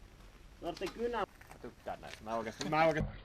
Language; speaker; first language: Finnish; native; Finnish